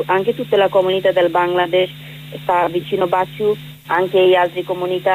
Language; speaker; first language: Italian; non-native, learner; Bangla